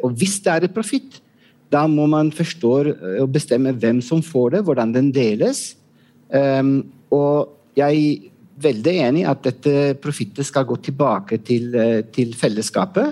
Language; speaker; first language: Norwegian; non-native, fluent; Italian